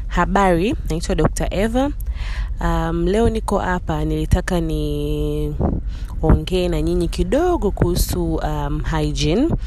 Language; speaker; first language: Swahili; native; Swahili